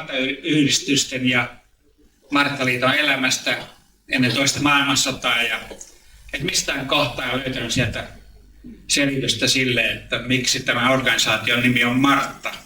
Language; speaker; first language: Finnish; native; Finnish